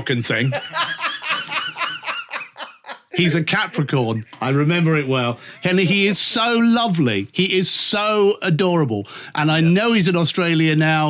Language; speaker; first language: English; native; English